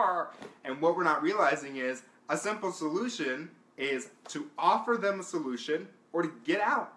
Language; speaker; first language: English; native; English